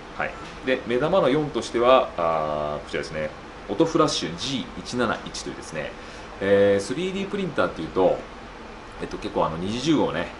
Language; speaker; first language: Japanese; native; Japanese